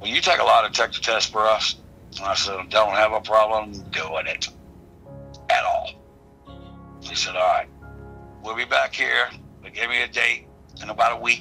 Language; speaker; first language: English; native; English